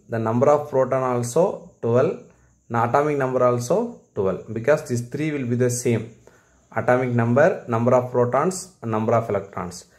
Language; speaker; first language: English; non-native, local second language; Tamil